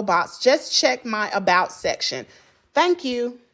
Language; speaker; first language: English; native; English